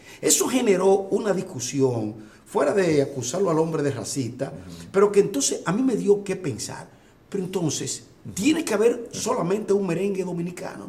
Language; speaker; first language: Spanish; native; Spanish